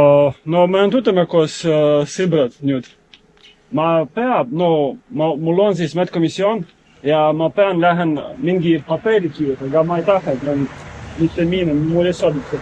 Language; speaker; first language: Estonian; non-native, learner; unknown